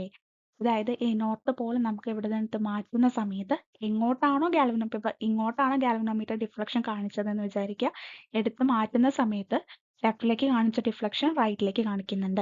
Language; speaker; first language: Malayalam; native; Malayalam